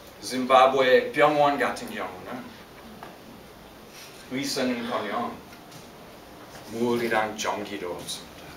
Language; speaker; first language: Korean; non-native, fluent; English